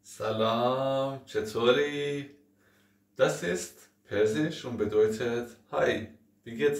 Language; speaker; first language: German; non-native, fluent; Persian